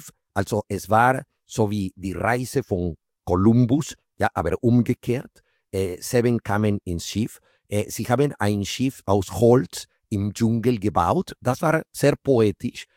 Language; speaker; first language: German; non-native, fluent; Spanish